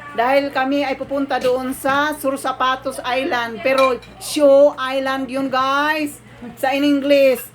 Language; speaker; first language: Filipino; native; Filipino